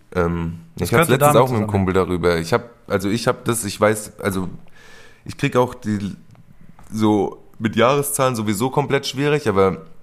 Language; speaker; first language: German; native; German